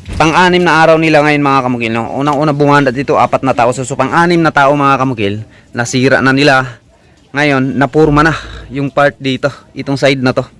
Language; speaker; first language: Filipino; non-native, local second language; Cebuano